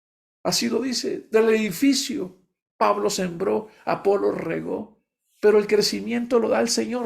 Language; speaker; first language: Spanish; native; Spanish